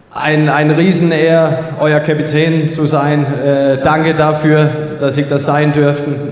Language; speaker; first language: German; non-native, fluent; Danish